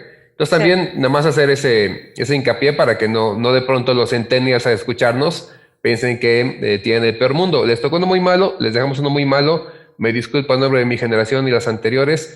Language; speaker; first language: Spanish; native; Spanish